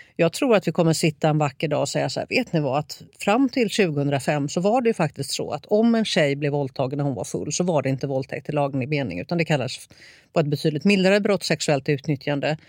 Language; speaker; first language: Swedish; native; Swedish